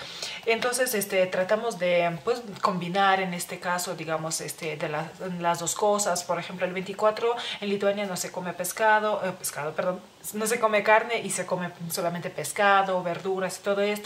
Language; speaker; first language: Spanish; non-native, fluent; Lithuanian